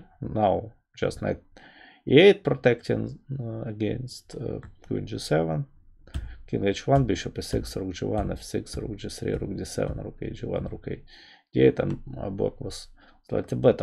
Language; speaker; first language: English; non-native, fluent; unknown